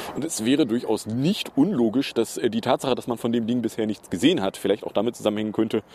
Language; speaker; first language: German; native; German